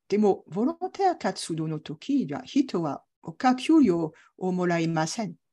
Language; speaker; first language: Japanese; non-native, learner; French